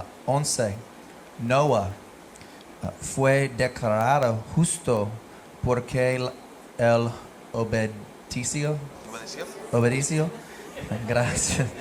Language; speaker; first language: Spanish; non-native, learner; English